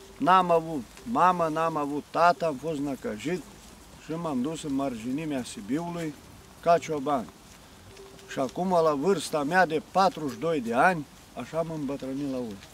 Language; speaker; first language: Romanian; non-native, local second language; Ukrainian